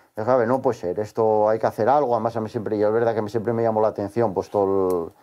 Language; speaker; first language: Spanish; native; Spanish